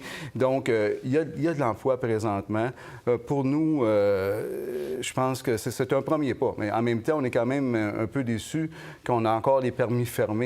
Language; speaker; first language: French; native; French